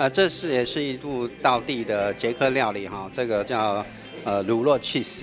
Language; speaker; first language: Chinese; native; Chinese